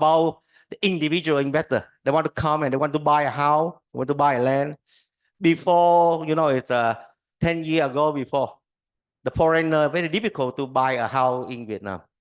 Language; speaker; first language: English; non-native, learner; Vietnamese